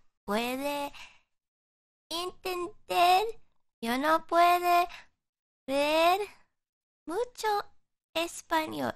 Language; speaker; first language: Spanish; non-native, learner; English